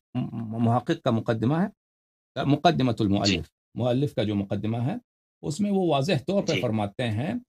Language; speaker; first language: Urdu; non-native, fluent; Persian